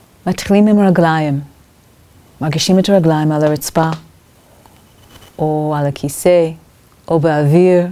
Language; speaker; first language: Hebrew; non-native, fluent; English